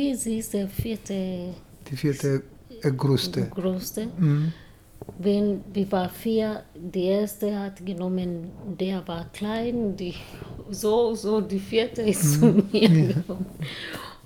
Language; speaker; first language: German; non-native, learner; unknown